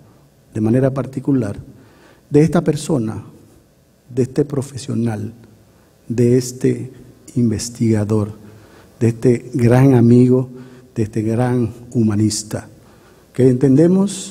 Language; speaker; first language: Spanish; native; Spanish